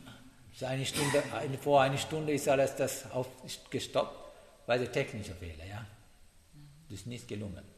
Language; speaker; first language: German; non-native, learner; Sinhala